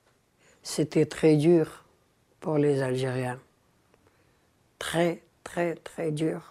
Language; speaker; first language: French; early bilingual, other home language; Arabic